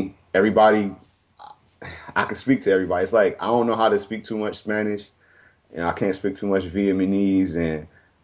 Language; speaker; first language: English; native; English